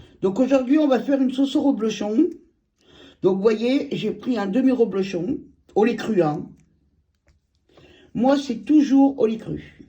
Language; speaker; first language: French; native; French